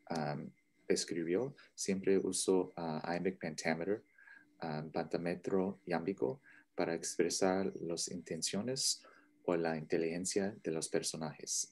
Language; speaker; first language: Spanish; non-native, learner; English